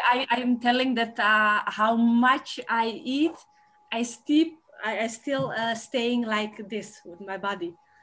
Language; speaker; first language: English; non-native, learner; Dutch